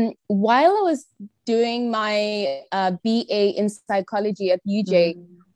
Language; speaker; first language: English; non-native, local second language; Tsonga